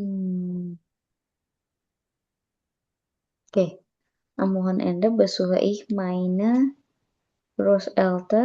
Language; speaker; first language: German; non-native, learner; Indonesian